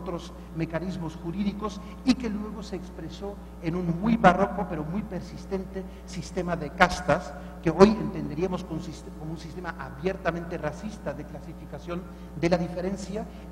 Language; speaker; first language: Spanish; non-native, fluent; German